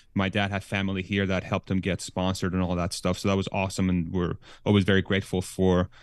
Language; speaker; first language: English; early bilingual, other home language; Persian